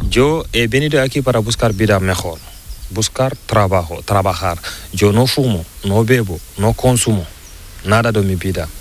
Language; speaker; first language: Spanish; non-native, learner; Fula